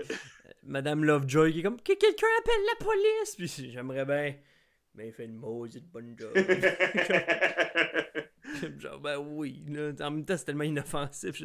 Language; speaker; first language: French; native; French